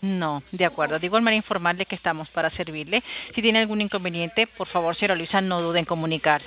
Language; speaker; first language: Spanish; native; Spanish